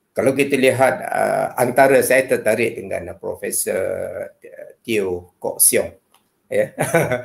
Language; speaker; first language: Malay; native; Malay